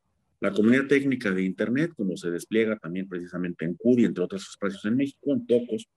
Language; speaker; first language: Spanish; native; Spanish